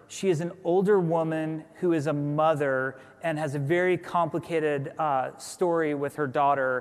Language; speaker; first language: English; native; English